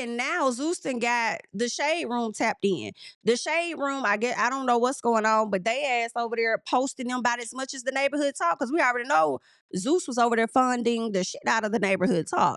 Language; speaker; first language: English; native; English